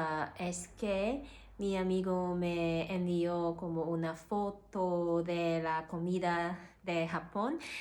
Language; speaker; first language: Spanish; non-native, learner; Cantonese